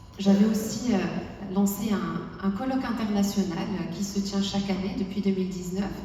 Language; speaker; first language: French; non-native, local second language; Arabic